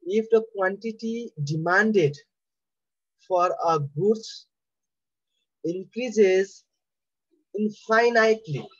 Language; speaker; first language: English; non-native, local second language; Nepali